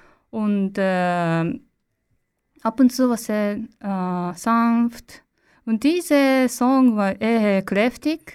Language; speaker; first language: German; non-native, learner; Japanese